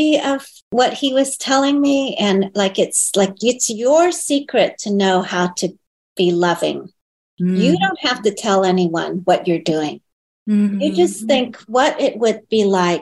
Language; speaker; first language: English; early bilingual, other home language; Chinese